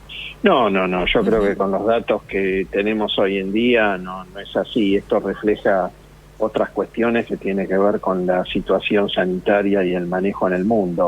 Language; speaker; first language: Spanish; native; Spanish